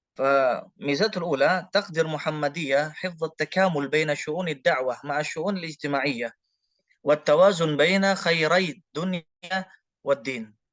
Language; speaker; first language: Arabic; non-native, learner; Indonesian